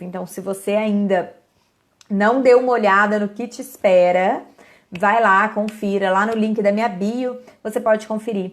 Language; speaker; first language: Portuguese; native; Portuguese